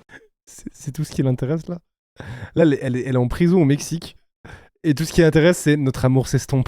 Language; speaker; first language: French; native; French